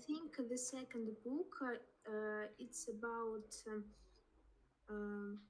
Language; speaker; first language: English; non-native, learner; Russian